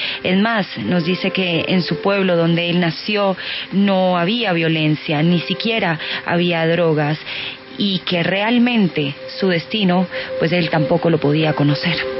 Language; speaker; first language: Spanish; native; Spanish